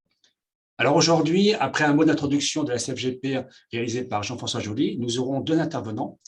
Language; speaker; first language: French; native; French